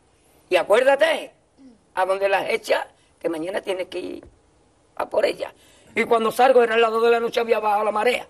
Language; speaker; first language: Spanish; native; Spanish